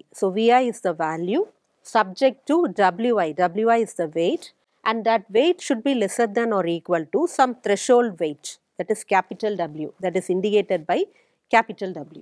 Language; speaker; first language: English; non-native, local second language; Tamil